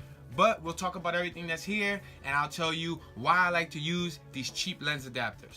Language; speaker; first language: English; native; English